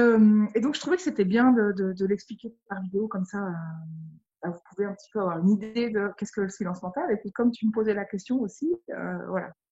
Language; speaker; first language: French; native; French